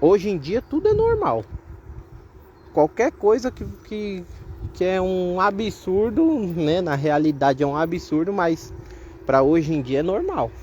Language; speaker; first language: Portuguese; native; Portuguese